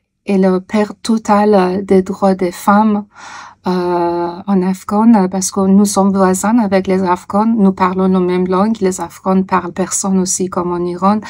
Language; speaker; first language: French; non-native, fluent; Persian